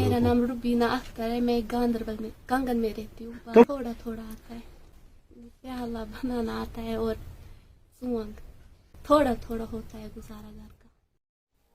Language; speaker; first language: Hindi; non-native, local second language; Kashmiri